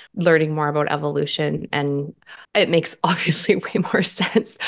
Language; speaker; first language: English; native; English